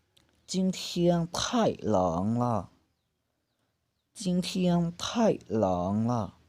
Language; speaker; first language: Chinese; non-native, fluent; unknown